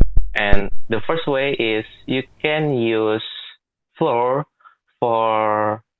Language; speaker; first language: English; non-native, learner; Indonesian